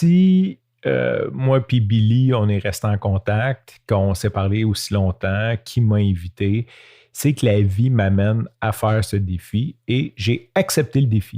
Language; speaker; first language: French; native; French